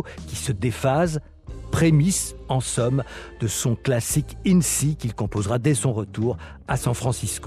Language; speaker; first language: French; native; French